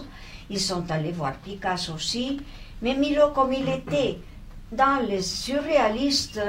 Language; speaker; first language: French; non-native, fluent; Spanish